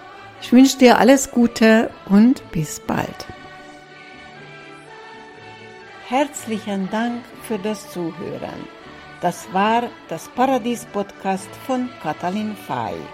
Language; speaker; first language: German; non-native, fluent; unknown